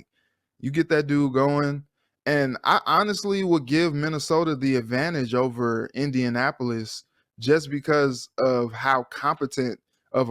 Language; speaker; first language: English; native; English